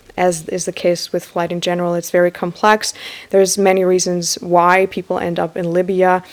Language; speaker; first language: English; non-native, fluent; Slovak